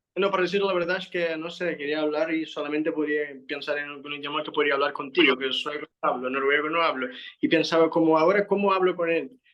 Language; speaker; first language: Spanish; non-native, fluent; Portuguese